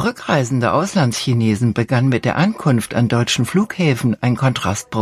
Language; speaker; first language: German; native; German